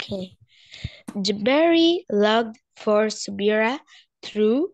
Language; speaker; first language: English; non-native, learner; Arabic